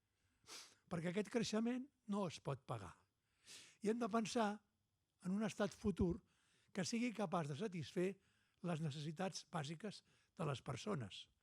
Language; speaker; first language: Catalan; native; Catalan